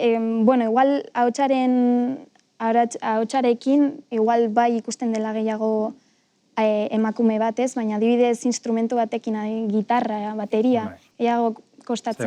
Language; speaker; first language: Basque; non-native, local second language; Spanish